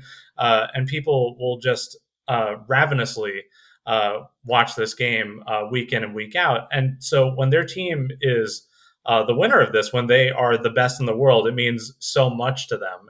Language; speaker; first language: English; native; English